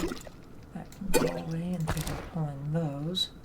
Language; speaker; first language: English; native; English